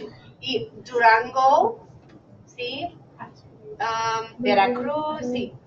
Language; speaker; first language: Spanish; non-native, fluent; English